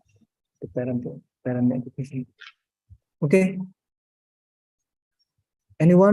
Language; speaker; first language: English; non-native, learner; Indonesian